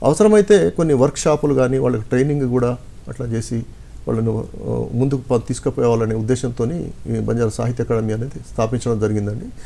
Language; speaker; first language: Telugu; non-native, local second language; Lambadi